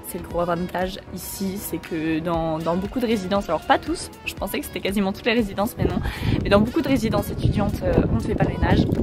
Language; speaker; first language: French; native; French